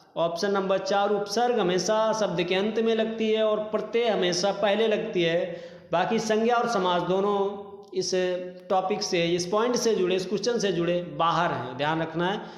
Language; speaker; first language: Hindi; native; Hindi